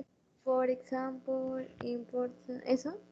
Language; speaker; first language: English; non-native, learner; Spanish